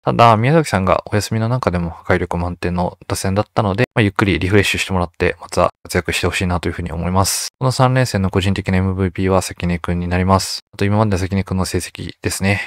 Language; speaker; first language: Japanese; native; Japanese